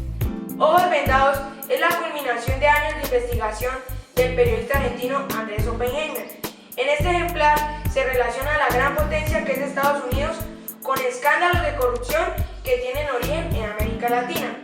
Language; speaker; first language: Spanish; native; Spanish